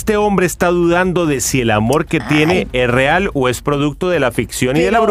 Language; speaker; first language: Spanish; native; Spanish